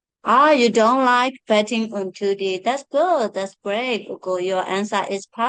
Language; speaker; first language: English; non-native, fluent; Burmese